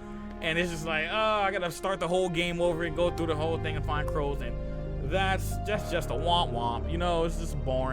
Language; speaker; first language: English; native; English